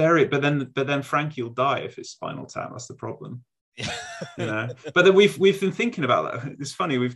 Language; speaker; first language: English; native; English